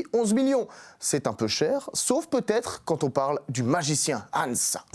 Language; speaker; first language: French; native; French